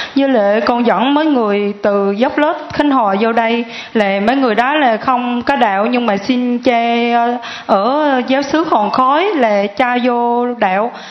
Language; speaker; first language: Vietnamese; native; Vietnamese